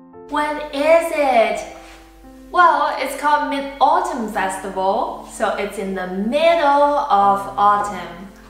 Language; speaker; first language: English; non-native, fluent; Chinese